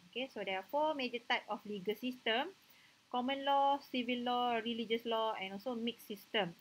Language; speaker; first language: English; non-native, local second language; Malay